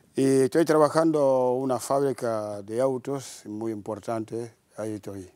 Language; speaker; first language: Spanish; non-native, learner; Wolof